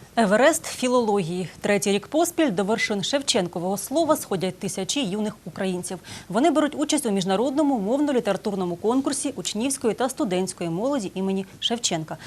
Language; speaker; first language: Ukrainian; native; Ukrainian